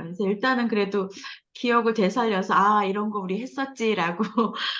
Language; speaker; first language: Korean; native; Korean